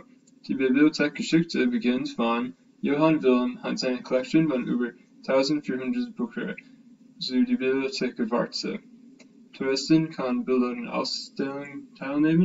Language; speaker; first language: German; non-native, learner; English